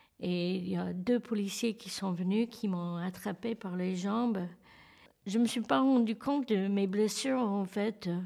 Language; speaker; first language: French; non-native, fluent; English